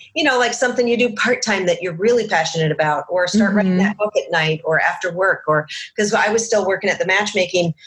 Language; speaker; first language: English; native; English